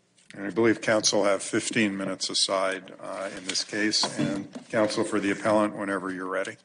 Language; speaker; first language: English; native; English